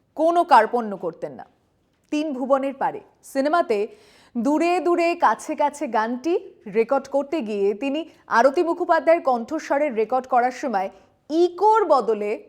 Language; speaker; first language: Bangla; native; Bangla